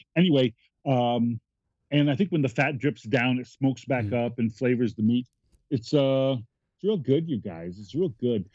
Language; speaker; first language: English; native; English